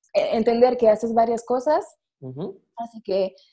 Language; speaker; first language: Spanish; non-native, fluent; French